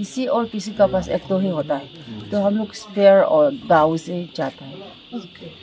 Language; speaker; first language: Hindi; non-native, local second language; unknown